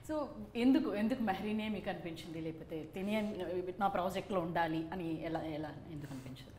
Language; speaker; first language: Telugu; native; Telugu